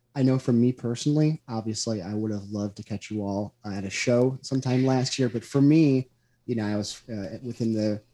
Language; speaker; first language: English; native; English